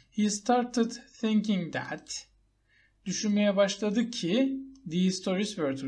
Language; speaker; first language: English; non-native, fluent; Turkish